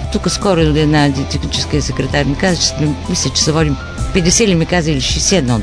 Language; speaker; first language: Bulgarian; native; Bulgarian